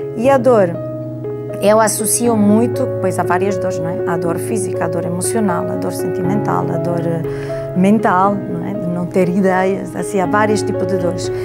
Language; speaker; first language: Portuguese; non-native, fluent; Italian